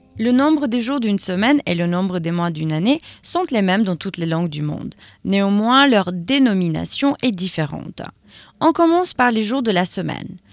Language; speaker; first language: French; non-native, fluent; Albanian